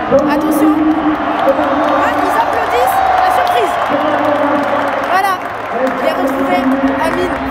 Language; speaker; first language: French; native; French